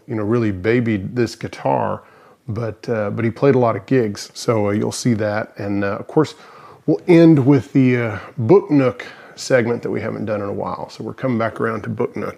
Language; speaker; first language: English; native; English